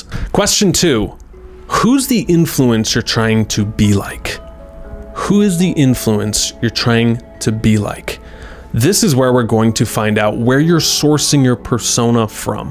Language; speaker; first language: English; native; English